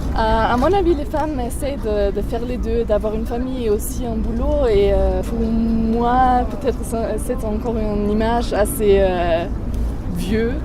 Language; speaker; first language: French; non-native, fluent; German